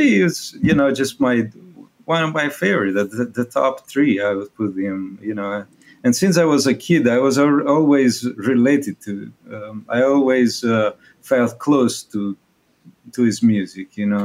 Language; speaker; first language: English; non-native, fluent; Italian